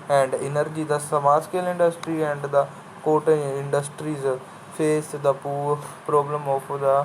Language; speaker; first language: English; non-native, local second language; Punjabi